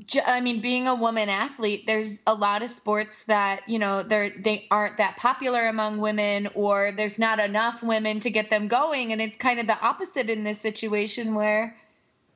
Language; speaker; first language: English; native; English